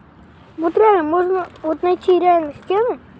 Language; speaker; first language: Russian; native; Russian